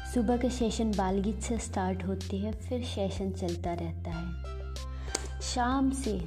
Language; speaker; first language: Hindi; non-native, local second language; Assamese